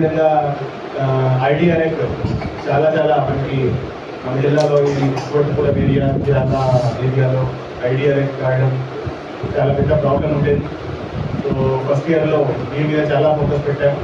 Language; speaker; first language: Telugu; native; Telugu